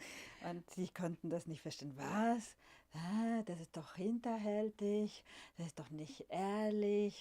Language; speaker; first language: German; non-native, fluent; Spanish